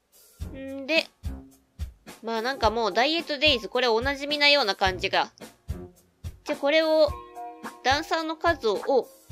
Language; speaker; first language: Japanese; native; Japanese